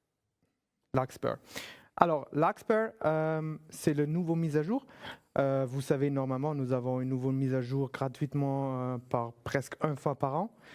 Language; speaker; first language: French; non-native, fluent; German